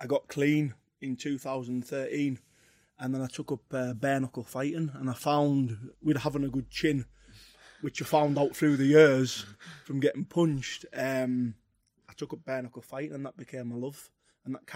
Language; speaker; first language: English; native; English